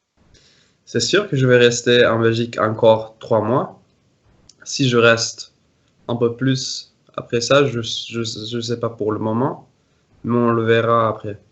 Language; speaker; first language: French; non-native, fluent; Norwegian